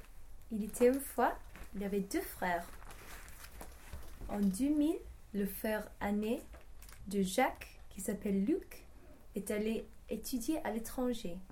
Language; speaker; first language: French; non-native, learner; English